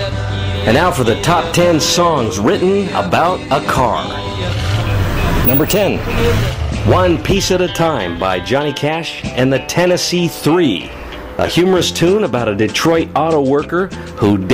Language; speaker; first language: English; native; English